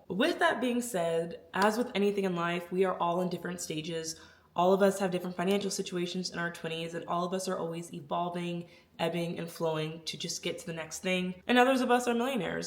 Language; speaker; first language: English; native; English